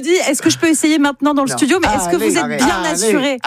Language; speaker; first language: French; native; French